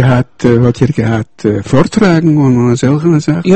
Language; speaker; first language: German; early bilingual, heritage; Yiddish